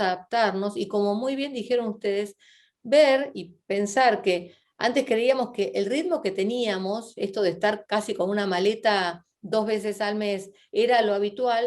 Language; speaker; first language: Spanish; native; Spanish